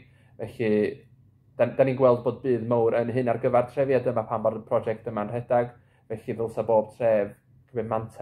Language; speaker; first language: Welsh; native; Welsh